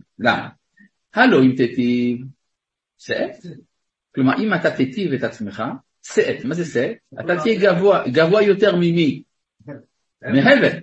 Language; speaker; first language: Hebrew; non-native, fluent; French